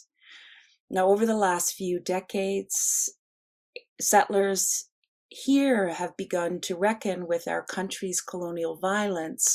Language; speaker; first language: English; native; English